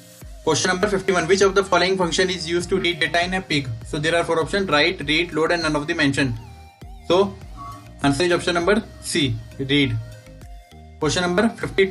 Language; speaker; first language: English; non-native, local second language; Hindi